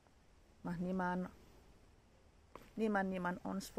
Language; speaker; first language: Dutch; non-native, learner; Indonesian